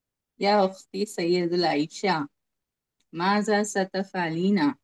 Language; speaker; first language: Arabic; non-native, learner; Urdu